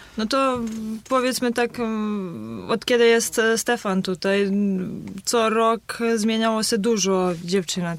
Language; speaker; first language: Polish; non-native, fluent; Serbian